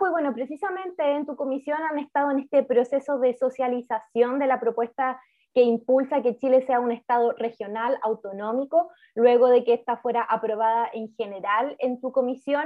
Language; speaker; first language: Spanish; native; Spanish